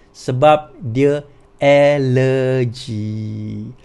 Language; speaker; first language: English; non-native, local second language; Malay